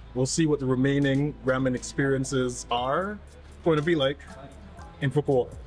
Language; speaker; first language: English; native; English